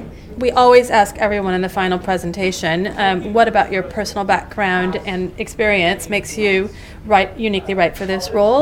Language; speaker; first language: English; native; English